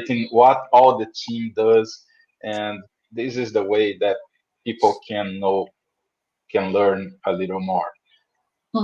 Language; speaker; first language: English; non-native, fluent; Portuguese